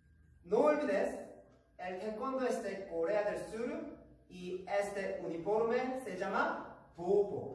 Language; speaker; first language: Spanish; non-native, learner; Korean